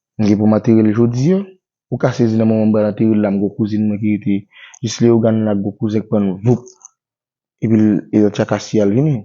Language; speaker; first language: Haitian Creole; native; Haitian Creole